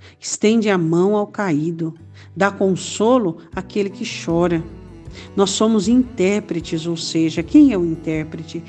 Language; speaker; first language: Portuguese; native; Portuguese